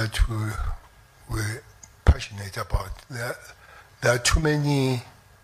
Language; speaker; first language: English; non-native, local second language; Zulu